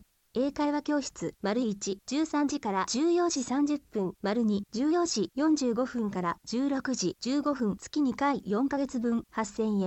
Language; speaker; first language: Japanese; native; Japanese